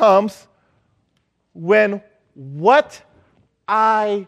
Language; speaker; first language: English; non-native, local second language; Filipino